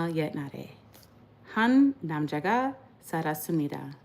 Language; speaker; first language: Korean; non-native, learner; English